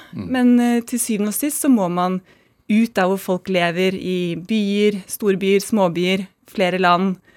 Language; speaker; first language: Norwegian; native; Norwegian